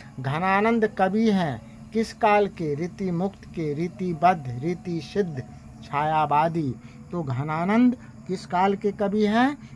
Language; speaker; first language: Hindi; native; Hindi